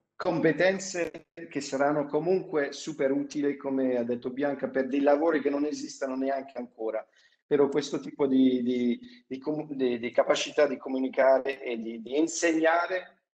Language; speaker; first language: Italian; non-native, fluent; English